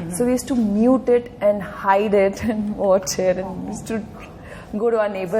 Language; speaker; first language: English; non-native, local second language; Marathi